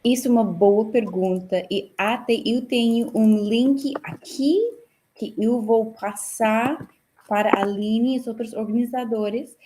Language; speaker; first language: Portuguese; non-native, fluent; English